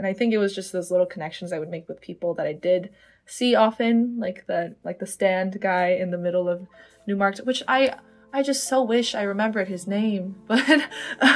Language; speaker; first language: English; native; English